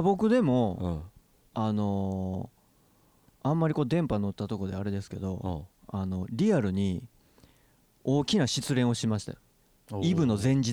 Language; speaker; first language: Japanese; native; Japanese